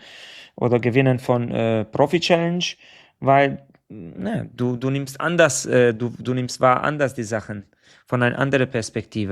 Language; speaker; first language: German; non-native, fluent; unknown